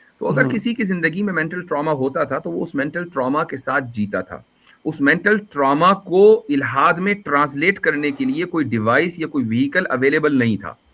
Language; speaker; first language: Urdu; native; Urdu